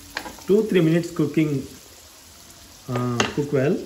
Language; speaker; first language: Tamil; non-native, learner; Telugu